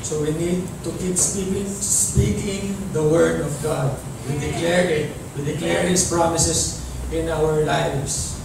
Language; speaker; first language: English; non-native, local second language; Filipino